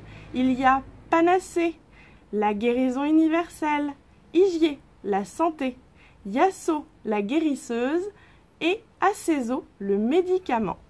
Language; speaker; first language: French; native; French